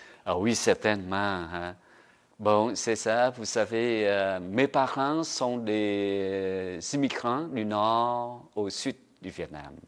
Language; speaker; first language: French; non-native, fluent; Vietnamese